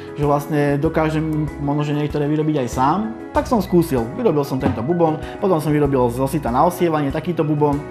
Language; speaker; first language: Slovak; native; Slovak